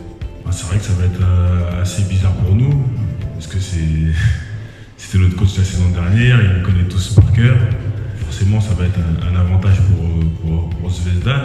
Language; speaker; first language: French; native; French